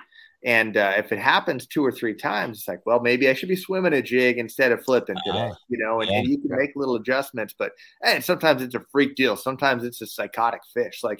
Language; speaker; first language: English; native; English